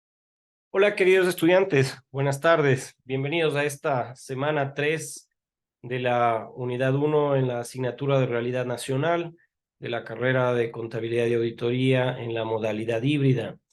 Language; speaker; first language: Spanish; native; Spanish